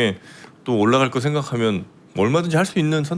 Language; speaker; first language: Korean; native; Korean